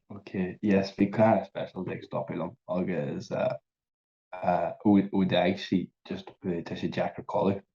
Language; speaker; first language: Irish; non-native, local second language; English